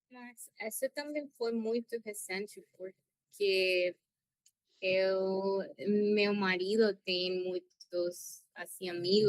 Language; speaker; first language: Portuguese; non-native, learner; Spanish